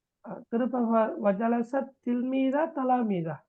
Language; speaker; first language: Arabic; non-native, fluent; Tamil